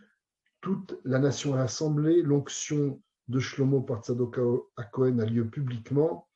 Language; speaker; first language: French; native; French